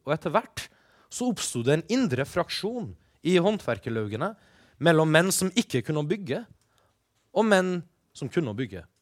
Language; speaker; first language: Norwegian; early bilingual, other home language; Persian